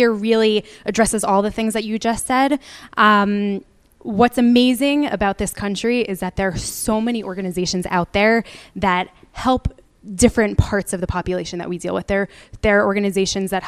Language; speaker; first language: English; native; English